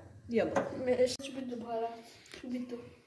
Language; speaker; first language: Arabic; native; Arabic